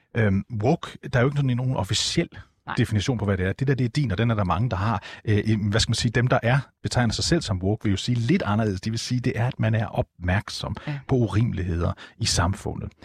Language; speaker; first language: Danish; native; Danish